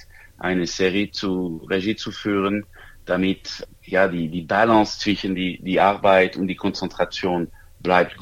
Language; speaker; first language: German; non-native, local second language; French